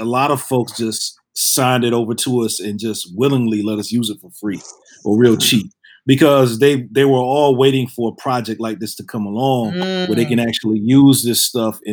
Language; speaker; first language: English; native; English